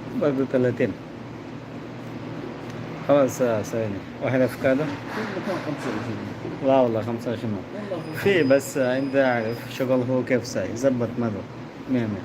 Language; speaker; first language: Arabic; non-native, learner; Bangla